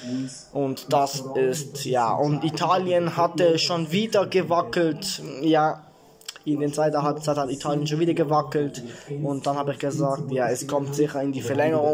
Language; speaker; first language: German; early bilingual, other home language; Italian